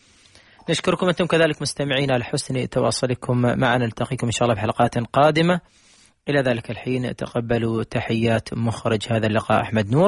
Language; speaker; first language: Arabic; native; Arabic